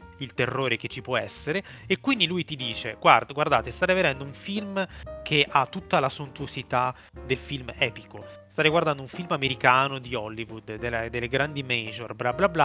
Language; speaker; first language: Italian; native; Italian